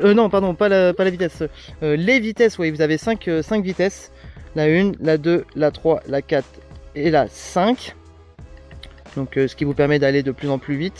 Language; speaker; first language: French; native; French